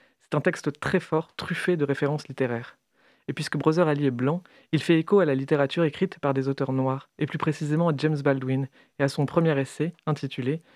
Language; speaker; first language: French; native; French